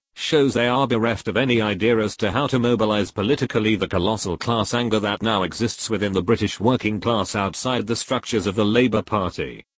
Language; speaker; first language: English; native; English